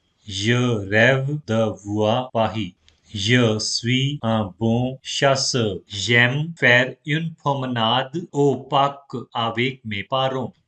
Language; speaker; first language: French; non-native, fluent; Hindi